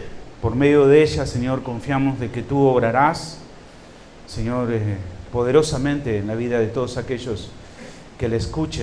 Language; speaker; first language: Spanish; native; Spanish